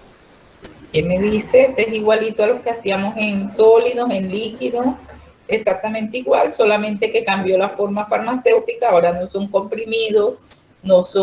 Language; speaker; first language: Spanish; native; Spanish